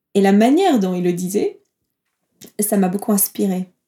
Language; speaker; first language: French; native; French